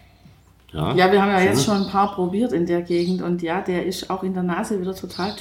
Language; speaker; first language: German; native; German